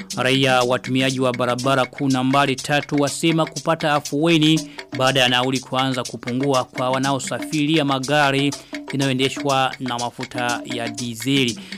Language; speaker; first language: Swahili; non-native, local second language; Rundi